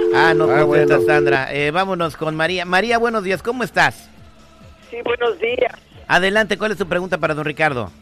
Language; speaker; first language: Spanish; native; Spanish